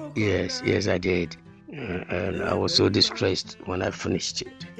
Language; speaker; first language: English; non-native, local second language; Akan